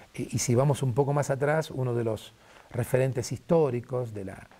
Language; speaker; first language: Spanish; native; Spanish